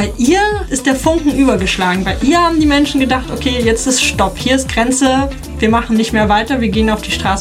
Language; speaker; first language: German; native; German